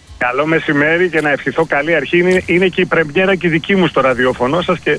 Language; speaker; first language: Greek; native; Greek